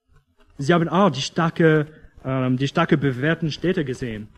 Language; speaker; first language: German; non-native, fluent; English